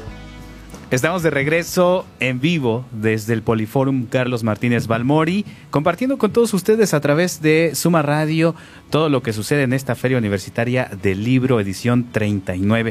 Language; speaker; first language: Spanish; native; Spanish